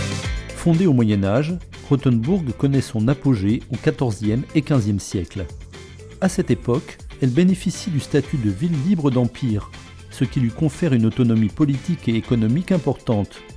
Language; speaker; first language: French; native; French